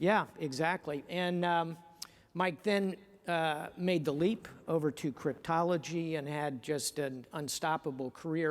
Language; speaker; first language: English; native; English